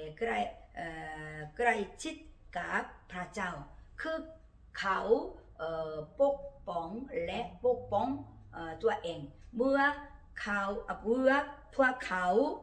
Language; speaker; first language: Thai; non-native, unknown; Korean